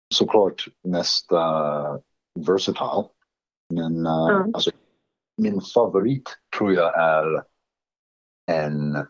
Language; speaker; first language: Swedish; non-native, fluent; English